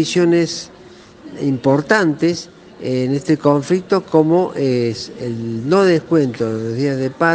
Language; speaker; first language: Spanish; native; Spanish